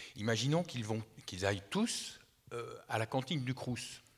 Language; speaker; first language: French; native; French